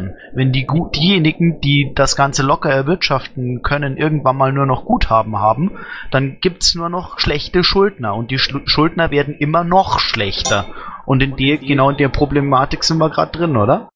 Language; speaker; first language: German; native; German